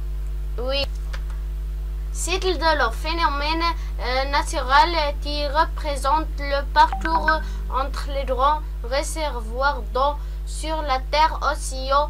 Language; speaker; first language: French; non-native, local second language; Arabic